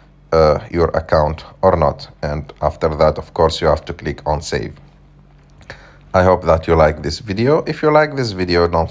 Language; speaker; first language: English; non-native, fluent; French